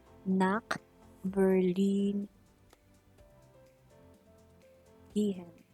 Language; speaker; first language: German; non-native, learner; Filipino